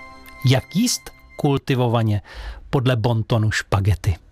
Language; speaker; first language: Czech; native; Czech